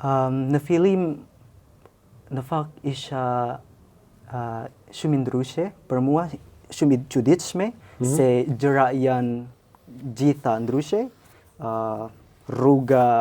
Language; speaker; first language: Albanian; non-native, learner; Indonesian